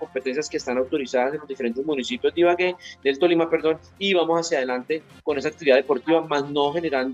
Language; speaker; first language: Spanish; native; Spanish